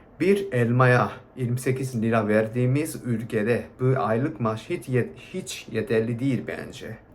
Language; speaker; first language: Turkish; non-native, fluent; Japanese